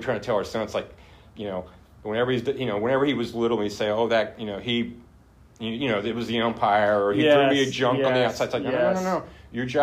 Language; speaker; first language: English; native; English